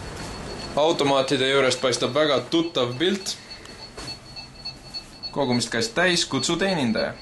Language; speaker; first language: Estonian; native; Estonian